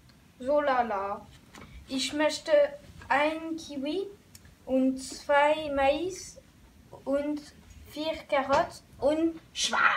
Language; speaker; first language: German; non-native, learner; French